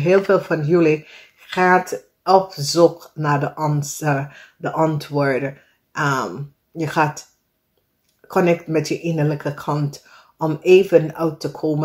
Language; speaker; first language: Dutch; non-native, fluent; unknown